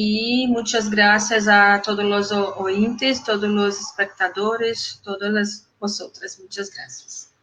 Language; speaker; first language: Spanish; non-native, fluent; Portuguese